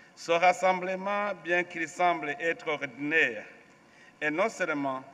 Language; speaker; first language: French; non-native, local second language; Rundi